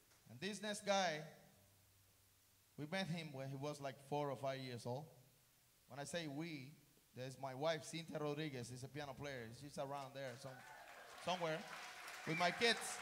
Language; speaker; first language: English; non-native, fluent; Spanish